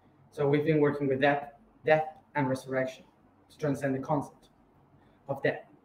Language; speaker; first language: English; non-native, fluent; Spanish